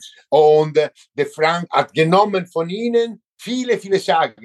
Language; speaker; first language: German; non-native, learner; Italian